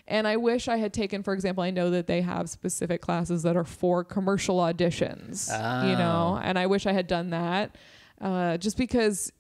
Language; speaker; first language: English; native; English